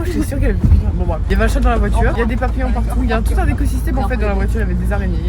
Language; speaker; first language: French; native; French